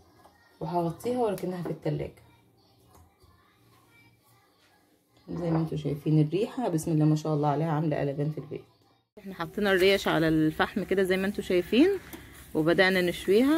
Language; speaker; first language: Arabic; native; Arabic